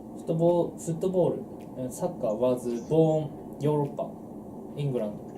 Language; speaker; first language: English; non-native, learner; Japanese